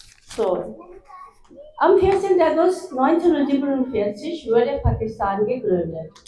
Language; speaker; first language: German; non-native, fluent; Urdu